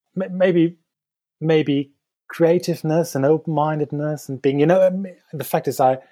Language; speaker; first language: English; non-native, fluent; German